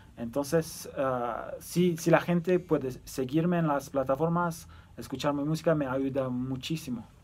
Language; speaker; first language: Spanish; early bilingual, other home language; Turkish